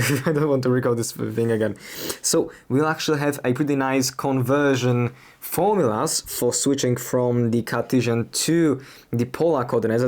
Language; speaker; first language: English; non-native, fluent; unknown